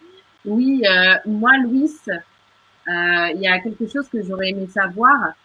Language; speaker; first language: French; native; French